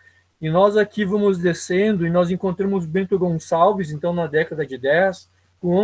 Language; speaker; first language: Portuguese; native; Portuguese